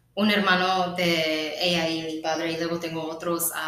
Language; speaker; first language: Spanish; non-native, fluent; English